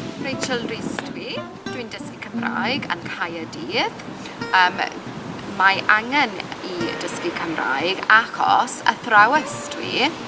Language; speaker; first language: Welsh; non-native, learner; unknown